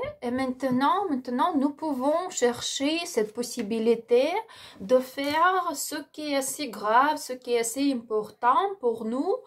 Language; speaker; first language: French; non-native, learner; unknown